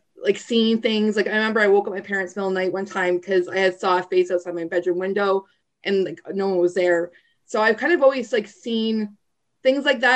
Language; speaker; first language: English; native; English